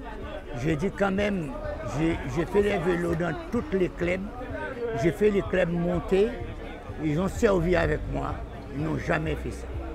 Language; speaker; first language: French; non-native, local second language; Guadeloupean Creole French